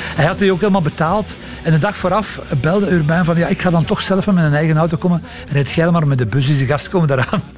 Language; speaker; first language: Dutch; native; Dutch